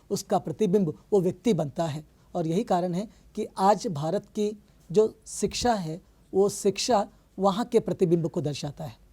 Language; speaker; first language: Hindi; non-native, local second language; Telugu